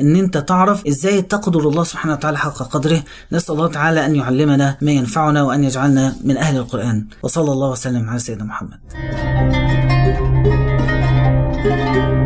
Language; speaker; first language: Arabic; native; Arabic